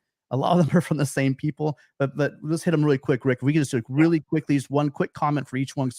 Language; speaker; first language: English; native; English